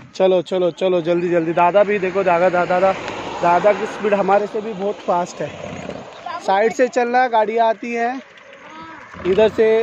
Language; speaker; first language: Hindi; non-native, local second language; Marathi